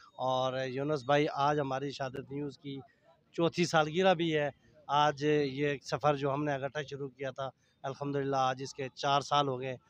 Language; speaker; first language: Urdu; non-native, local second language; Northern Hindko